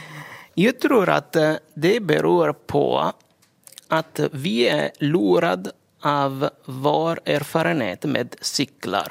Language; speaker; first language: Swedish; non-native, fluent; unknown